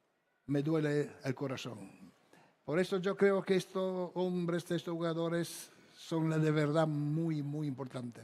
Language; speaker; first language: Spanish; non-native, fluent; Italian